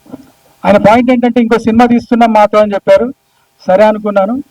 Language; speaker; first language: Telugu; native; Telugu